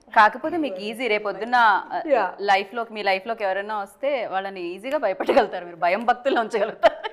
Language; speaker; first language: Telugu; native; Telugu